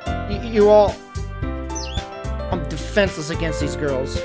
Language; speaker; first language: English; native; English